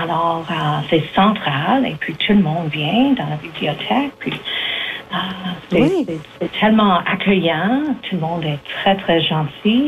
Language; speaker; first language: French; native; French